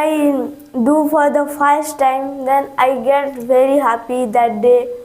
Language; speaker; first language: English; non-native, learner; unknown